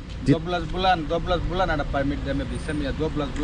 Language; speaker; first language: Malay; non-native, learner; Bangla